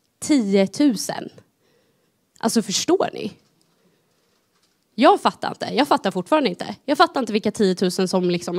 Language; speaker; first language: Swedish; native; Swedish